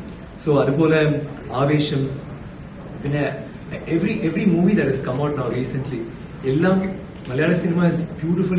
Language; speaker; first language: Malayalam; non-native, learner; Tamil